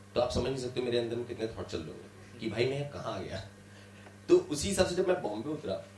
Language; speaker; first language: Hindi; native; Hindi